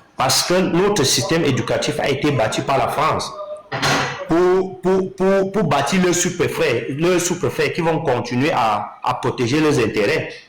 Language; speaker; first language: French; non-native, local second language; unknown